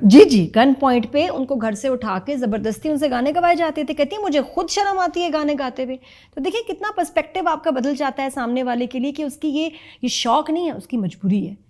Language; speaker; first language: Urdu; native; Urdu